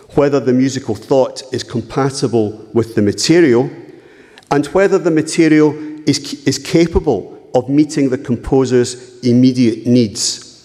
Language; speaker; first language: English; native; English